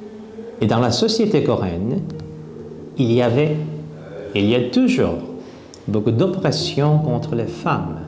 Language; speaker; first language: French; non-native, fluent; Korean